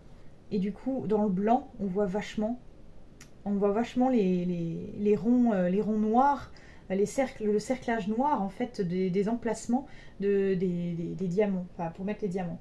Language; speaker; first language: French; native; French